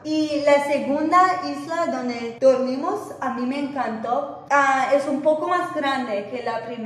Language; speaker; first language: Spanish; non-native, fluent; English